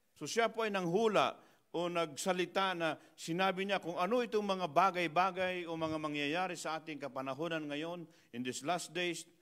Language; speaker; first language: Filipino; non-native, local second language; Iloko